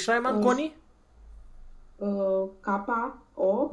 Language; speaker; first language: German; non-native, fluent; Romanian